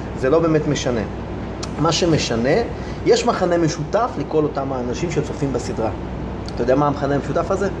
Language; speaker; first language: Hebrew; early bilingual, other home language; Russian